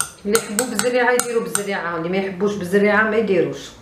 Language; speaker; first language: Arabic; native; Arabic